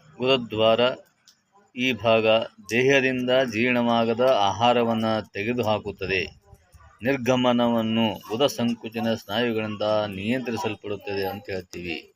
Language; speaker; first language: Kannada; native; Kannada